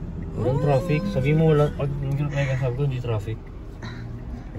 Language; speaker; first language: Filipino; native; Filipino